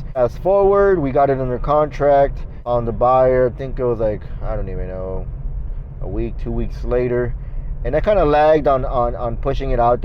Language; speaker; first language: English; native; English